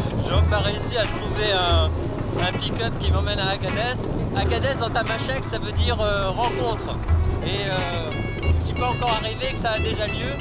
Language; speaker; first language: French; native; French